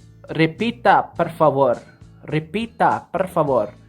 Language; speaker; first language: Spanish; non-native, learner; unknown